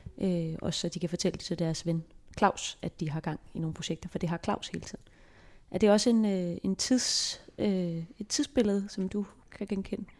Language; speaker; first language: Danish; native; Danish